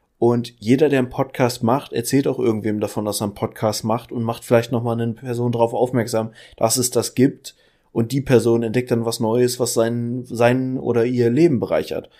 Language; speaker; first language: German; native; German